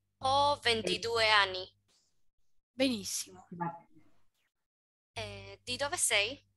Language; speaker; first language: Italian; non-native, learner; Spanish